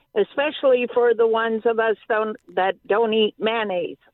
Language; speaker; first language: English; native; English